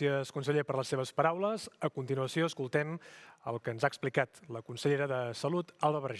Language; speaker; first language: Catalan; native; Catalan